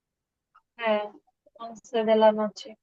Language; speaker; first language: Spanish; non-native, fluent; Bangla